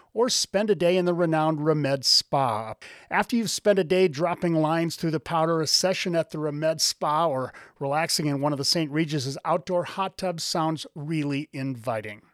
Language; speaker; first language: English; native; English